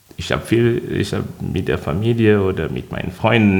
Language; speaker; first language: German; non-native, fluent; French